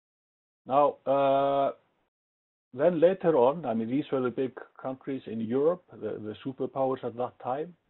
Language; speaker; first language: English; non-native, fluent; Icelandic